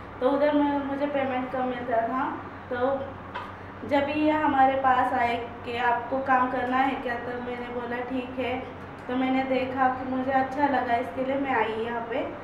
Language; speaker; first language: Hindi; non-native, local second language; Marathi